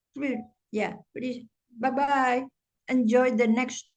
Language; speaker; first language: English; non-native, fluent; Indonesian